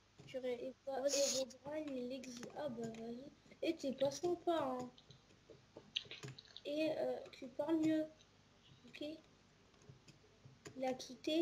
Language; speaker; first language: French; native; French